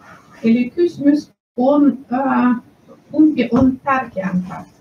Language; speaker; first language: Finnish; non-native, fluent; Russian